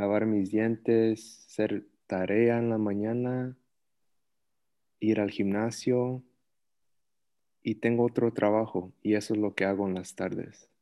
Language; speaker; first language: Spanish; early bilingual, heritage; Spanish